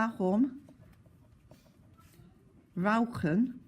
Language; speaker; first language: German; non-native, fluent; English